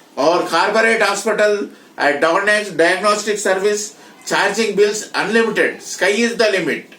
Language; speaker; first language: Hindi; non-native, local second language; Telugu